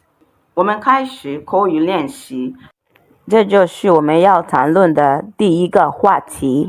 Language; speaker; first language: Chinese; non-native, fluent; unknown